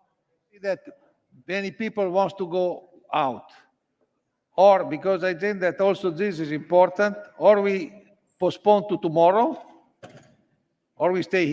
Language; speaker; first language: English; non-native, learner; Italian